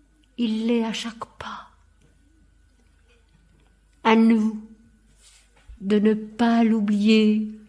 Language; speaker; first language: French; native; French